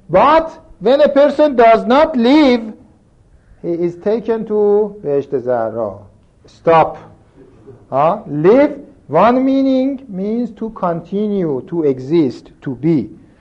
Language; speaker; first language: English; non-native, fluent; Persian